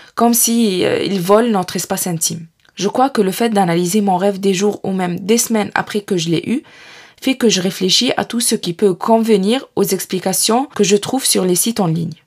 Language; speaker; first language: French; non-native, fluent; Arabic